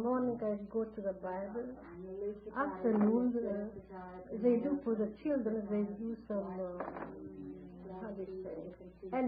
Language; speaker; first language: English; non-native, learner; Ladino